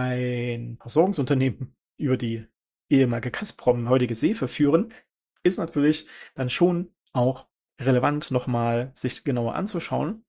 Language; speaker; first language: German; native; German